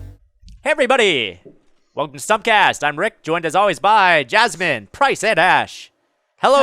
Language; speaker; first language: English; native; English